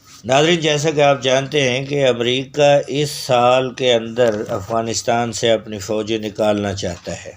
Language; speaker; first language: Urdu; non-native, local second language; Saraiki